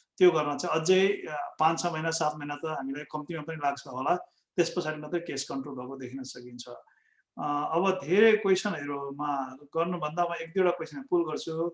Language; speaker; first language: Nepali; native; Nepali